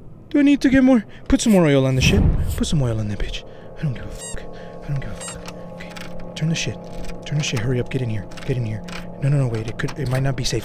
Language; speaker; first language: English; early bilingual, other home language; Spanish